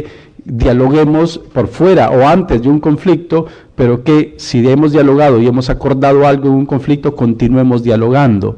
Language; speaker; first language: Spanish; native; Spanish